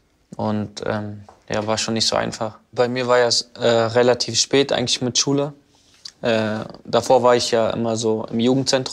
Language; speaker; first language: German; early bilingual, other home language; Albanian